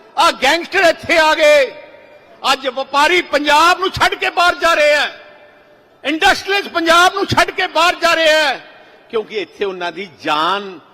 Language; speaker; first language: Punjabi; native; Punjabi